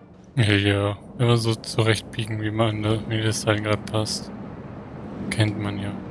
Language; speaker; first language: German; native; German